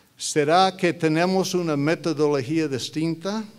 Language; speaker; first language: Spanish; non-native, fluent; English